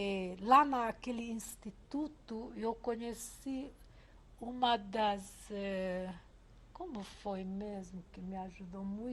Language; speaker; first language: Portuguese; non-native, fluent; Hungarian